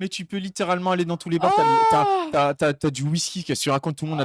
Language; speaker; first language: French; native; French